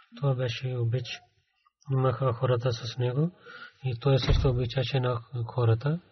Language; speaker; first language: Bulgarian; non-native, learner; Urdu